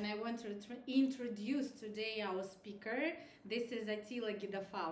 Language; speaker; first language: English; non-native, learner; Russian